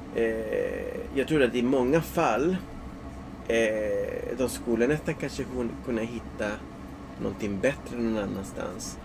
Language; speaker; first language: Swedish; non-native, fluent; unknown